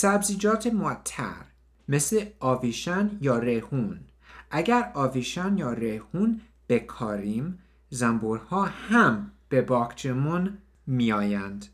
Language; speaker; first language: Persian; non-native, learner; English